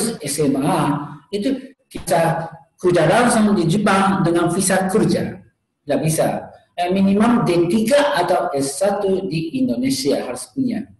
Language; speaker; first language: Indonesian; non-native, learner; Japanese